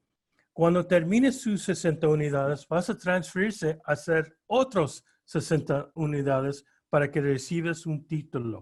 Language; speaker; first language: Spanish; early bilingual, heritage; Spanish